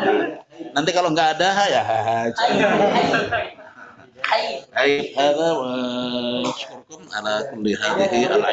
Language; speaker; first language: Arabic; non-native, fluent; Indonesian